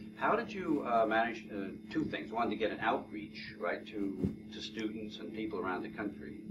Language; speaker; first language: English; native; English